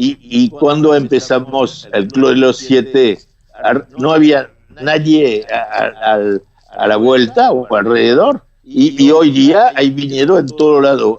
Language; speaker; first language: Spanish; non-native, fluent; French